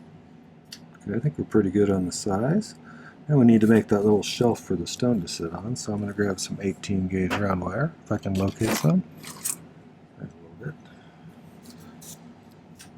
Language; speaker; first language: English; native; English